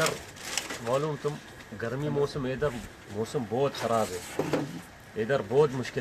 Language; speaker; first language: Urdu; non-native, learner; Arabic